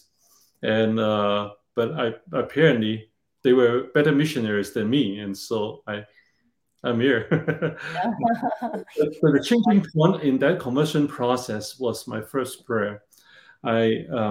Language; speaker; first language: English; non-native, local second language; Cantonese